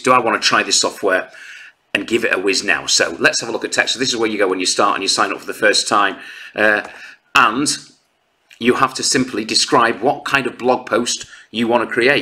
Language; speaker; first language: English; native; English